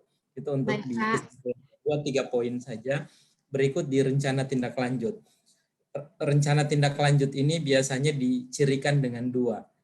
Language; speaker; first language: Indonesian; native; Indonesian